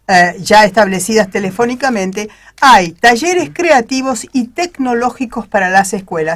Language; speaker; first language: Spanish; native; Spanish